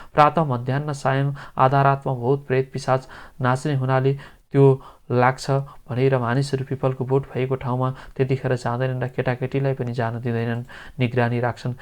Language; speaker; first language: Nepali; native; Nepali